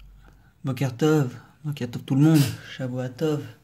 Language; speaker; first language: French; native; French